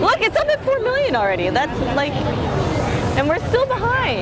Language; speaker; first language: English; early bilingual, other home language; Chinese